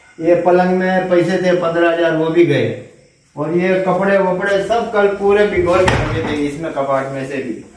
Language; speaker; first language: Hindi; native; Hindi